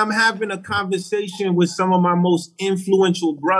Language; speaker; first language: English; early bilingual, other home language; Haitian Creole